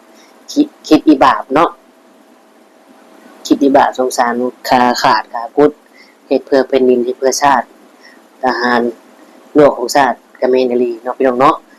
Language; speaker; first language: Thai; non-native, local second language; Lao